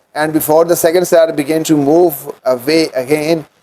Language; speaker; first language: English; non-native, local second language; Urdu